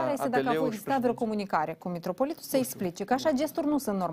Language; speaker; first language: Romanian; native; Romanian